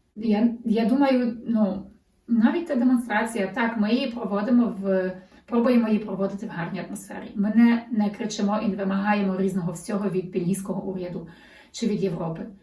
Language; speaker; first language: Ukrainian; early bilingual, heritage; Ukrainian